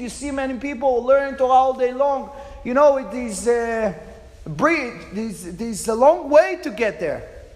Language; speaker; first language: English; non-native, fluent; Hebrew